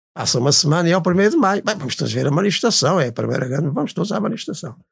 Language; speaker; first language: Portuguese; native; Portuguese